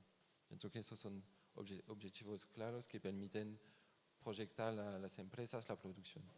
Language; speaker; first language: Spanish; non-native, fluent; French